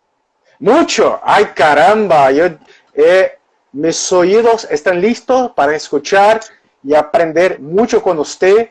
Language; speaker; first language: Spanish; non-native, local second language; Portuguese